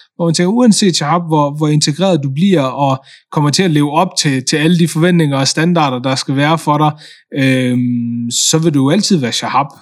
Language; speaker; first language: Danish; native; Danish